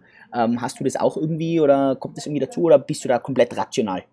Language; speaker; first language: German; native; German